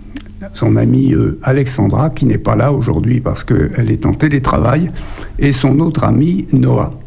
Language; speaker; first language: French; native; French